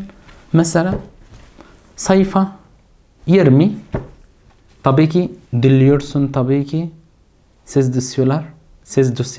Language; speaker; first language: Turkish; non-native, fluent; Arabic